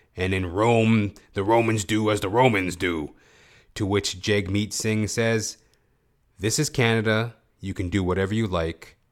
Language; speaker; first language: English; early bilingual, other home language; Hindi